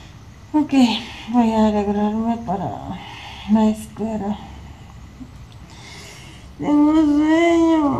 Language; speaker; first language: Spanish; non-native, fluent; Japanese